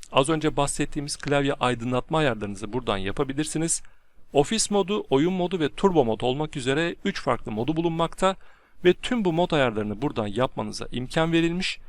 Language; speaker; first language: Turkish; native; Turkish